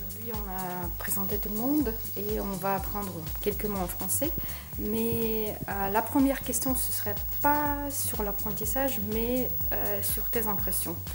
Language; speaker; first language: French; non-native, fluent; Ukrainian